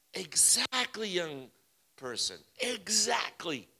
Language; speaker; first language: English; early bilingual, other home language; Ukrainian